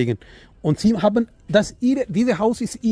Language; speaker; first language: German; non-native, learner; Urdu